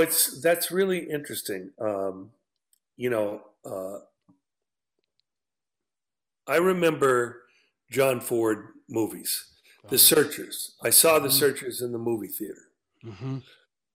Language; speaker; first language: English; native; English